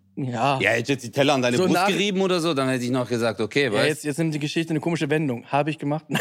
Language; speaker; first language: German; native; German